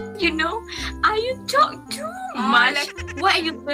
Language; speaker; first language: English; non-native, learner; Thai